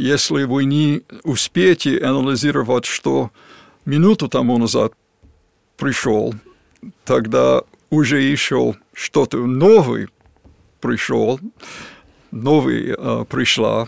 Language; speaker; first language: Russian; non-native, fluent; English